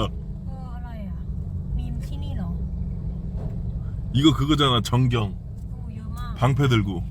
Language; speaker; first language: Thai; non-native, fluent; Korean